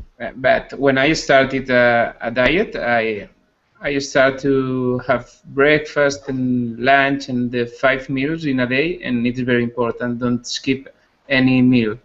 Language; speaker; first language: English; non-native, learner; Spanish